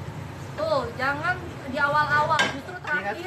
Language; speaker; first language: Indonesian; native; Indonesian